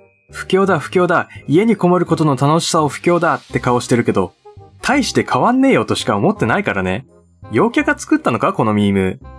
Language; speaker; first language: Japanese; native; Japanese